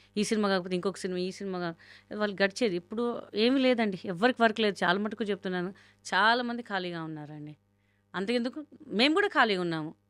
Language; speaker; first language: Telugu; non-native, local second language; Hindi